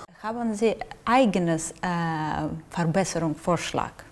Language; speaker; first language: German; non-native, learner; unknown